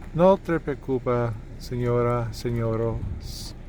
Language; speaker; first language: Spanish; non-native, learner; English